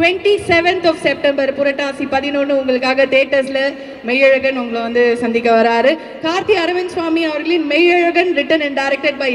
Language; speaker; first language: Tamil; native; Tamil